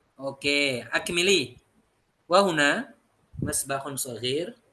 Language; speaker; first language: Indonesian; native; Indonesian